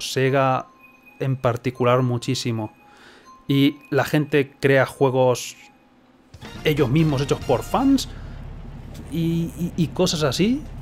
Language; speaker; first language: Spanish; native; Spanish